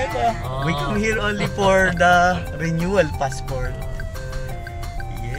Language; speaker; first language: English; non-native, local second language; Filipino